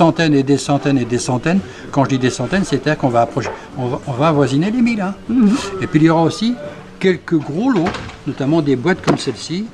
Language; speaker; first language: French; native; French